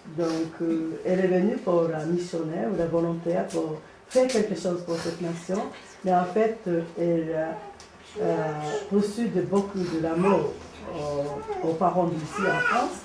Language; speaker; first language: French; non-native, learner; Japanese